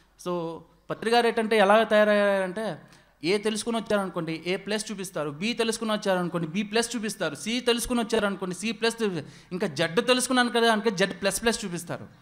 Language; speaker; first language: Telugu; non-native, local second language; Odia